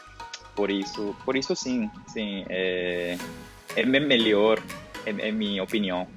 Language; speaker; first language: Portuguese; non-native, learner; Spanish